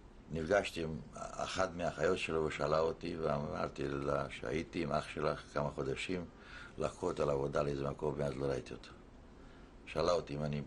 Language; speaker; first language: Hebrew; non-native, fluent; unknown